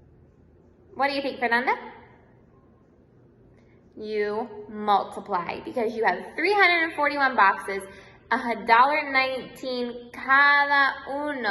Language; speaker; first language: English; native; English